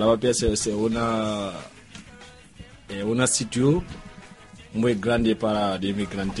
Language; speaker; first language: Spanish; non-native, learner; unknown